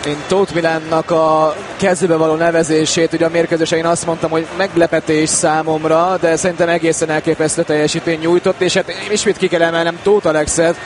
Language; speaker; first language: Hungarian; native; Hungarian